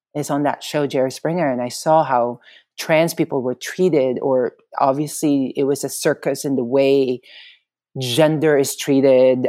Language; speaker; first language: English; non-native, local second language; Filipino